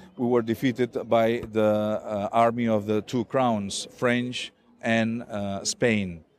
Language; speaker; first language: English; non-native, fluent; Catalan